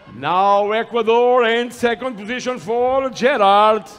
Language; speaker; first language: English; non-native, learner; Portuguese